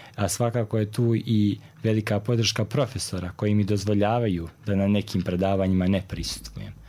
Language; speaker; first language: Croatian; native; Croatian